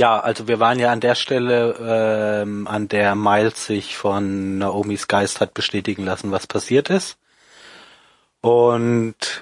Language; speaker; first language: German; native; German